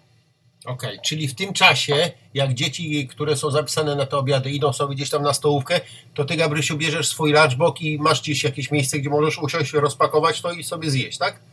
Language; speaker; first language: Polish; native; Polish